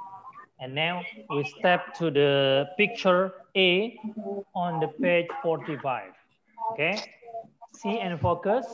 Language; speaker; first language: English; non-native, learner; Indonesian